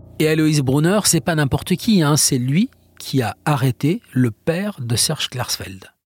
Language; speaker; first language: French; native; French